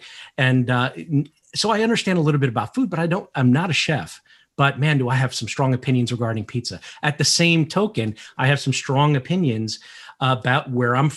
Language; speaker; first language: English; early bilingual, other home language; Portuguese